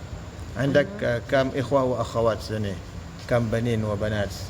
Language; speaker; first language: Arabic; non-native, fluent; Malay